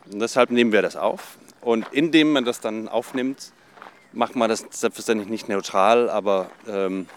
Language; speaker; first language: German; non-native, fluent; Danish